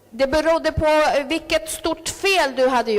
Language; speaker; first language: Swedish; early bilingual, other home language; Spanish